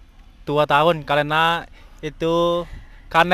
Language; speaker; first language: Indonesian; non-native, learner; Chinese